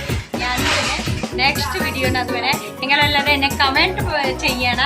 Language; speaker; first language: Malayalam; non-native, learner; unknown